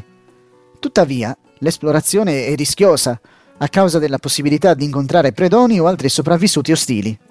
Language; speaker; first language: Italian; native; Italian